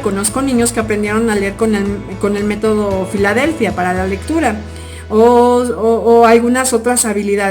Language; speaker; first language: Spanish; native; Spanish